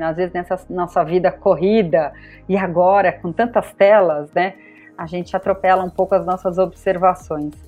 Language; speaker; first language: Portuguese; native; Portuguese